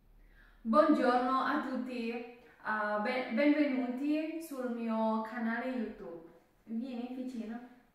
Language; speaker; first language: Italian; non-native, learner; Indonesian